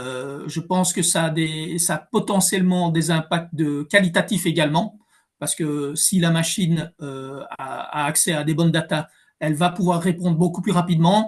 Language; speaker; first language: French; native; French